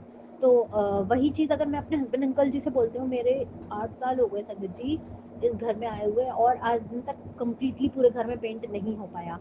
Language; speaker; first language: Hindi; native; Hindi